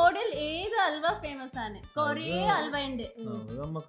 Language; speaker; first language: Malayalam; non-native, learner; Tamil